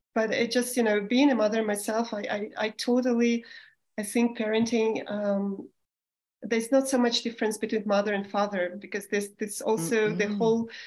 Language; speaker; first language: English; non-native, fluent; Russian